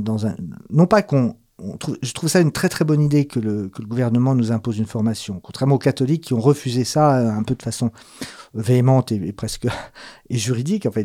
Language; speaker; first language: French; native; French